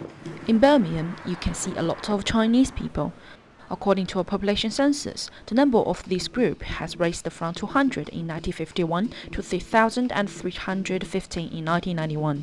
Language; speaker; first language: English; non-native, fluent; Chinese